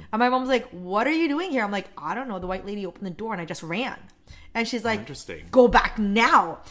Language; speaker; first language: English; non-native, fluent; Korean